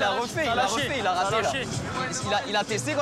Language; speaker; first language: French; native; French